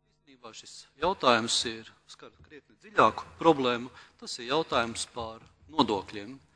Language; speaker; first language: Latvian; native; Latvian